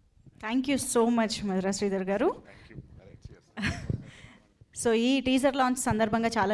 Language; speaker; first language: Telugu; native; Telugu